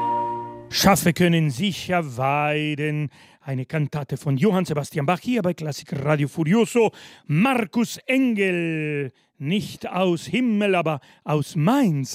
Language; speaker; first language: German; non-native, fluent; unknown